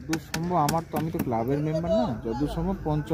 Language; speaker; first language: Bangla; native; Bangla